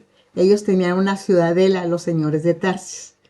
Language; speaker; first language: Spanish; native; Spanish